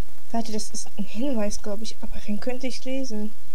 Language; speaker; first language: German; native; German